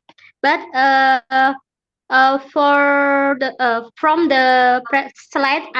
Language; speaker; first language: English; non-native, learner; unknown